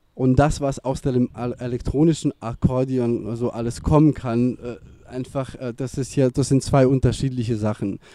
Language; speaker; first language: German; non-native, fluent; Serbian